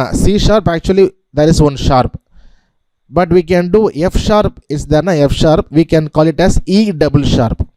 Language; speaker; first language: English; non-native, local second language; Tamil